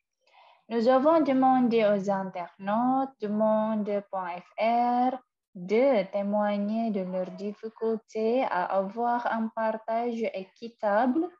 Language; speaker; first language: French; non-native, fluent; Indonesian